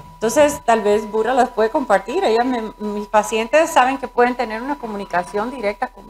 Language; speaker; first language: Spanish; native; Spanish